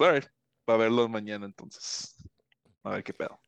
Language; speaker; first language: Spanish; early bilingual, heritage; Spanish